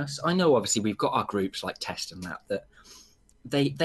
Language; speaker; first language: English; native; English